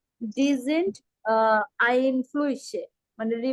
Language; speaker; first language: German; non-native, learner; Bangla